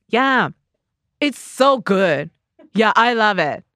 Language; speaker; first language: English; non-native, learner; Japanese